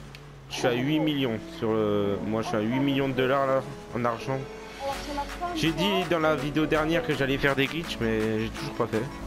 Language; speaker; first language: French; native; French